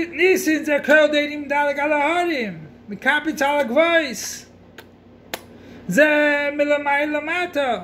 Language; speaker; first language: Hebrew; non-native, fluent; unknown